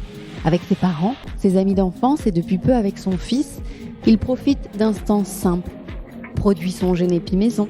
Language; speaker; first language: French; native; French